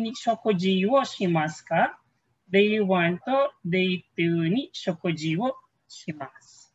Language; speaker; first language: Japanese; non-native, fluent; Filipino